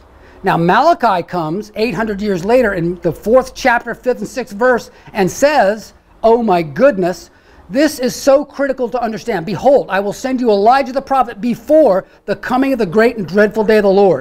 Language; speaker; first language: English; native; English